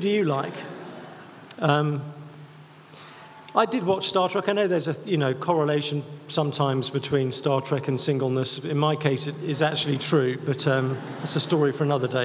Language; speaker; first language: English; native; English